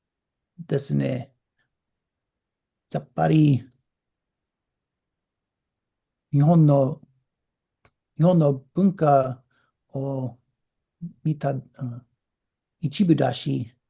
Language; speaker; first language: Japanese; non-native, learner; English